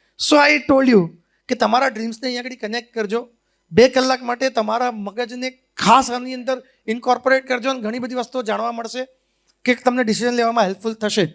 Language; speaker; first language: Gujarati; native; Gujarati